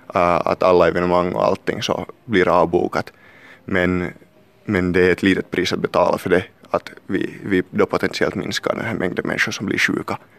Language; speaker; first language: Swedish; native; Swedish